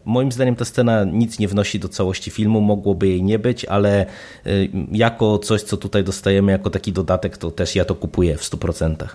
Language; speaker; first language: Polish; native; Polish